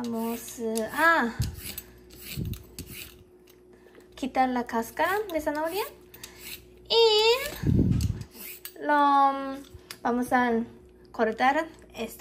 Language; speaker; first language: Spanish; non-native, learner; Japanese